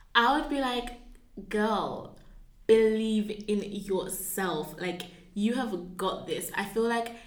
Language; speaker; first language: English; native; English